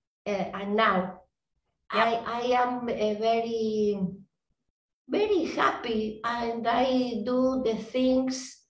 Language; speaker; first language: English; non-native, learner; Spanish